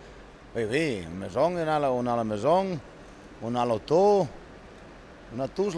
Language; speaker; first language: French; non-native, learner; Italian